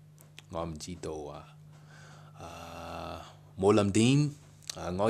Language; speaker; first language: Cantonese; non-native, learner; English